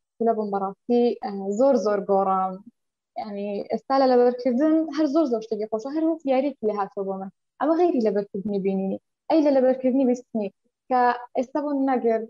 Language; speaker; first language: Central Kurdish; non-native, local second language; Kurdish